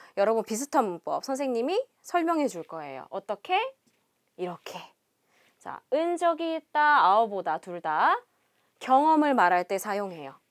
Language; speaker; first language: Korean; native; Korean